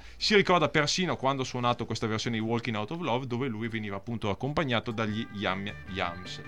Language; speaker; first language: Italian; native; Italian